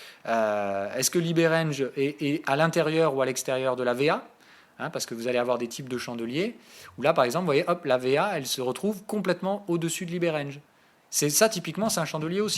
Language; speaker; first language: French; native; French